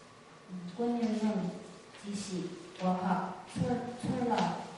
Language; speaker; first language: Korean; non-native, fluent; Chinese